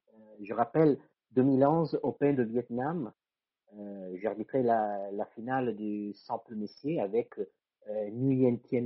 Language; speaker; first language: French; non-native, fluent; Italian